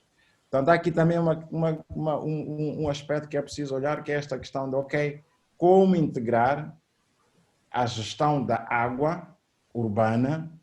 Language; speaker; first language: Portuguese; native; Portuguese